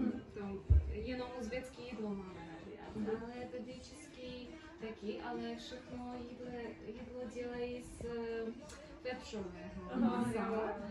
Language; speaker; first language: Czech; non-native, learner; Kara-Kalpak